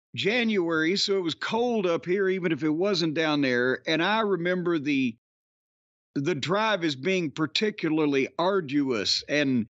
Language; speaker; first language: English; native; English